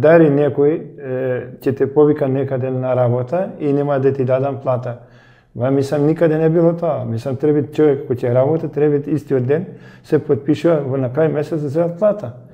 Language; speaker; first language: Macedonian; early bilingual, heritage; Macedonian